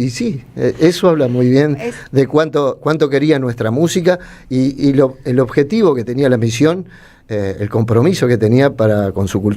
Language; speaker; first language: Spanish; native; Spanish